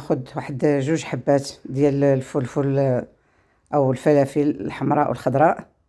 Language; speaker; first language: Arabic; native; Arabic